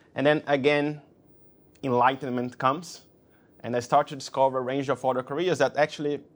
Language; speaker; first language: English; non-native, fluent; Portuguese